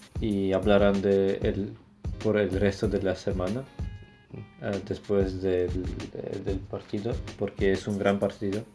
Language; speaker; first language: Spanish; non-native, learner; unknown